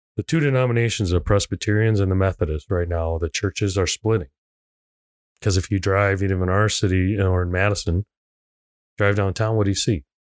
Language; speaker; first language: English; non-native, local second language; Cantonese